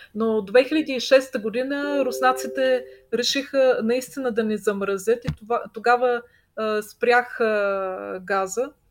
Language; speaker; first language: Bulgarian; native; Bulgarian